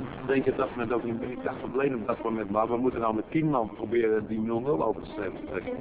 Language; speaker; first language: Dutch; native; Dutch